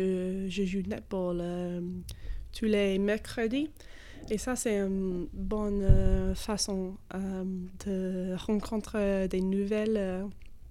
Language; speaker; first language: French; non-native, fluent; English